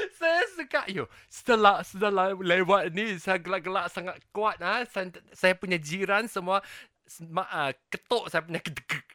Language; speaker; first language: Malay; non-native, local second language; Chinese